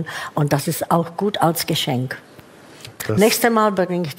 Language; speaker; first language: German; non-native, fluent; Czech